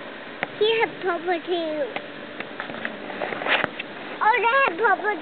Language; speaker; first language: English; early bilingual, other home language; Thai